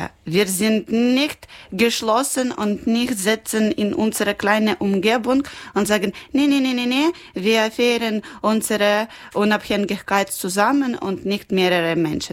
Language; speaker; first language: German; non-native, learner; Ukrainian